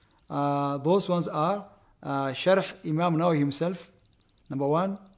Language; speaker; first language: English; non-native, local second language; Swahili